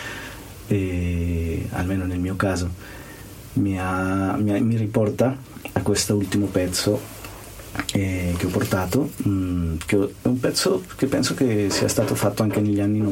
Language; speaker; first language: Italian; non-native, fluent; Spanish